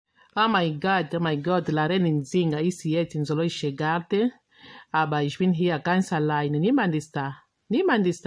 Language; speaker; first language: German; non-native, learner; Portuguese